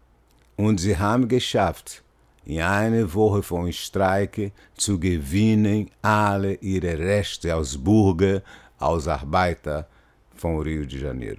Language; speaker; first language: German; non-native, learner; Portuguese